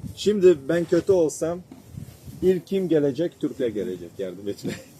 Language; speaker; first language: Turkish; non-native, learner; Albanian